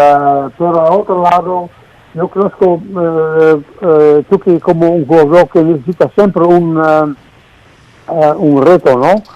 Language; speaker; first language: Spanish; non-native, fluent; Dutch